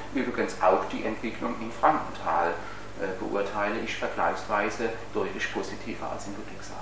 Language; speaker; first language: German; native; German